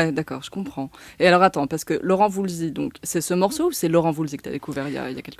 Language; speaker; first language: French; native; French